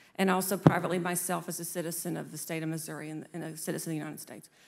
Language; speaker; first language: English; native; English